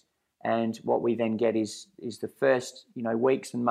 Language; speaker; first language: English; native; English